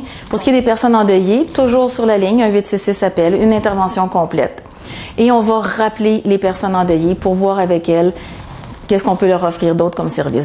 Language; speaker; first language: French; native; French